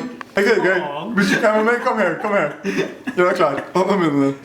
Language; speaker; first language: Norwegian; native; Norwegian